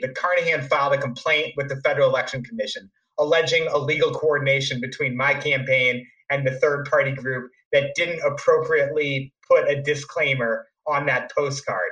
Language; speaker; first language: English; native; English